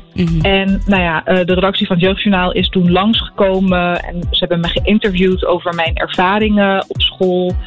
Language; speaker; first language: Dutch; early bilingual, other home language; Arabic